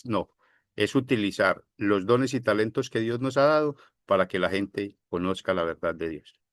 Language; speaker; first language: Spanish; native; Spanish